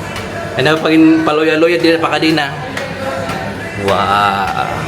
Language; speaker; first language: Filipino; non-native, local second language; Waray